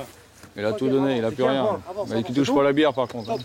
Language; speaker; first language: French; native; French